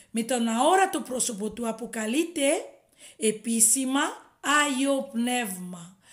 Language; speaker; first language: Greek; non-native, fluent; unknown